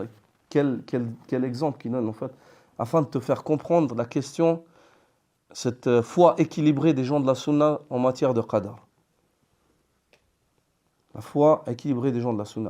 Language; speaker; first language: French; native; French